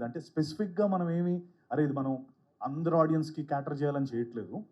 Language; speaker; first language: Telugu; native; Telugu